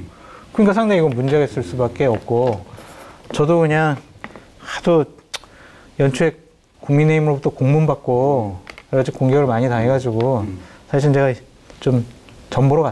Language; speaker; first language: Korean; native; Korean